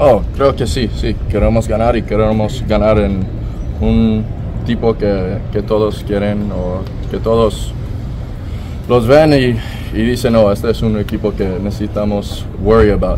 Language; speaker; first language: Spanish; early bilingual, other home language; English